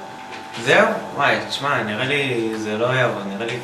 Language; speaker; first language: Hebrew; native; Hebrew